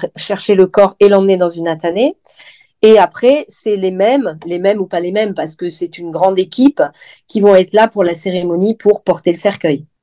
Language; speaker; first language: French; native; French